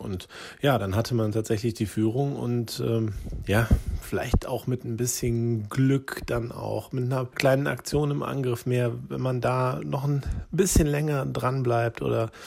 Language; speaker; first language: German; native; German